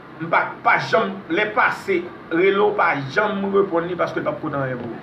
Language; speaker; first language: Haitian Creole; native; Haitian Creole